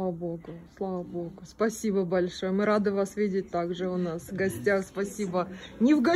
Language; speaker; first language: Russian; native; Russian